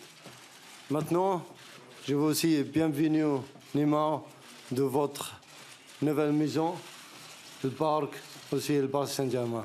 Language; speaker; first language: French; non-native, learner; Arabic